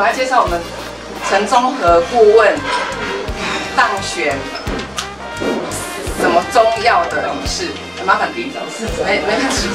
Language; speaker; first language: Chinese; native; Chinese